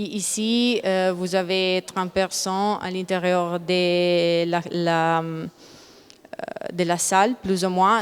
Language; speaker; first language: French; non-native, learner; Italian